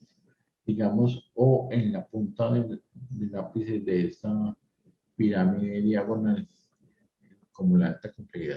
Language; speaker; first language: Spanish; native; Spanish